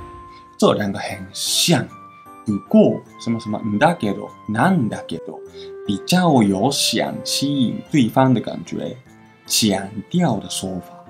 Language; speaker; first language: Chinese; non-native, fluent; Japanese